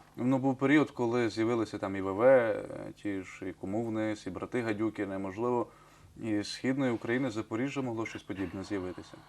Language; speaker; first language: Ukrainian; native; Ukrainian